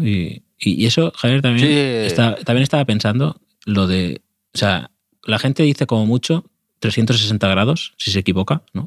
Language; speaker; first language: Spanish; native; Spanish